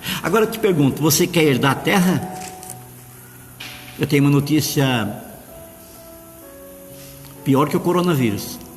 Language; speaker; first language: Portuguese; native; Portuguese